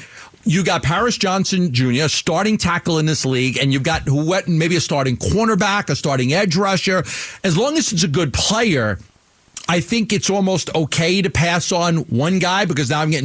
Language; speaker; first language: English; native; English